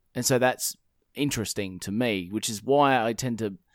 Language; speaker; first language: English; native; English